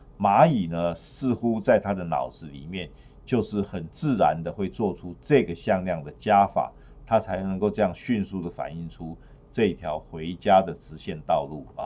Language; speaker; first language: Chinese; native; Chinese